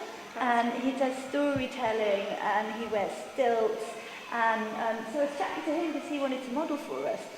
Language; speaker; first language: English; native; English